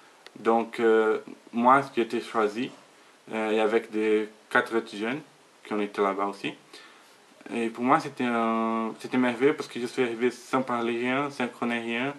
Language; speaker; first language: French; non-native, learner; Portuguese